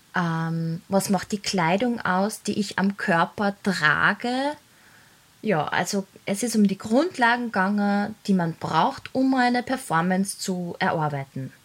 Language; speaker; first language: German; native; German